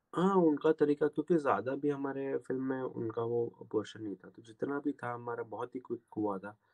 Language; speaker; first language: Hindi; non-native, local second language; Gujarati